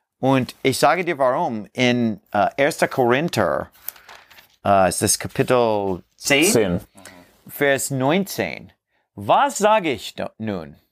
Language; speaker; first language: German; non-native, learner; English